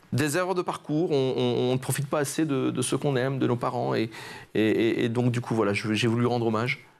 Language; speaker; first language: French; native; French